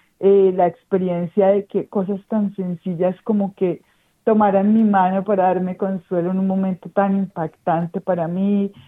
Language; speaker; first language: Spanish; native; Spanish